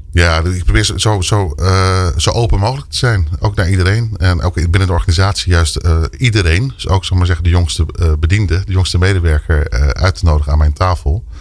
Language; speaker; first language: Dutch; native; Dutch